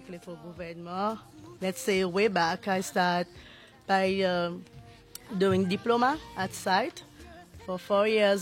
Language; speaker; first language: English; non-native, local second language; Seselwa Creole French